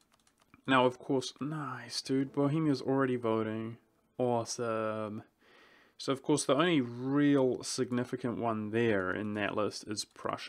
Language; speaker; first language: English; native; English